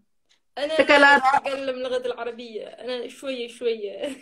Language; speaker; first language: Arabic; non-native, learner; Malay